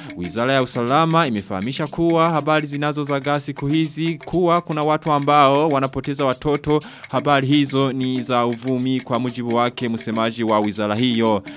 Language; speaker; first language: Swahili; non-native, local second language; Rundi